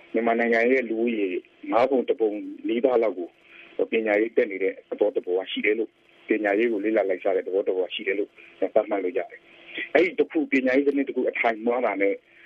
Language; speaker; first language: Burmese; native; Burmese